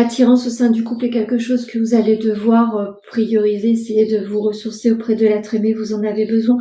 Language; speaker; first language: French; native; French